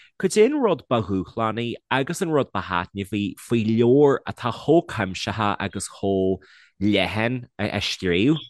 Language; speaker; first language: Irish; non-native, local second language; English